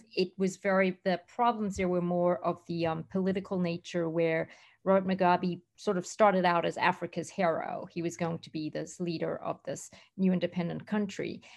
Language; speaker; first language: English; native; English